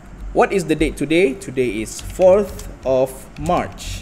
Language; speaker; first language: English; non-native, local second language; Malay